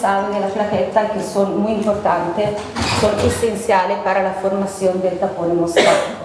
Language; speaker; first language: Spanish; non-native, fluent; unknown